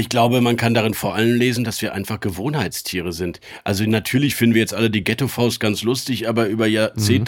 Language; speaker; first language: German; native; German